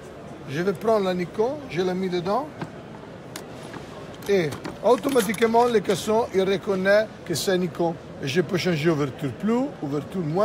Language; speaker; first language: French; non-native, fluent; Italian